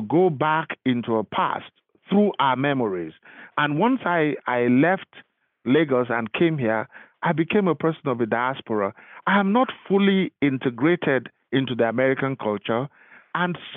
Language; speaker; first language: English; non-native, local second language; Yoruba